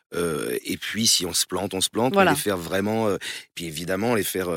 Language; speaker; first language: French; native; French